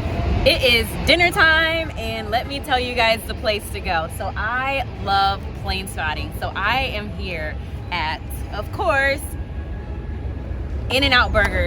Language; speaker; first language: English; native; English